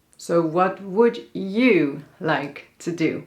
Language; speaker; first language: English; non-native, fluent; Dutch